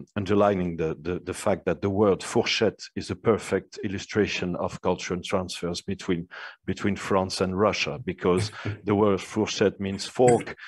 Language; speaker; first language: English; non-native, fluent; French